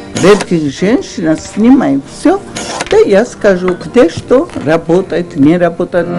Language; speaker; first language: Russian; non-native, learner; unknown